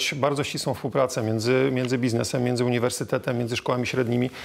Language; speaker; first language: Polish; native; Polish